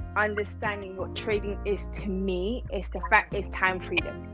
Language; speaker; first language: English; non-native, fluent; Persian